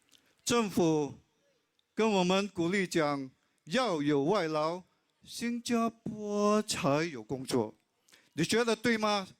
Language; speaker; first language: Chinese; non-native, local second language; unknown